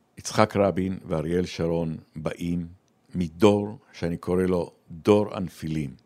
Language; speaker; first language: Hebrew; native; Hebrew